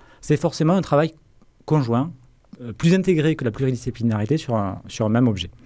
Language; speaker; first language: French; native; French